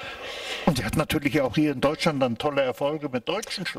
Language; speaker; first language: German; native; German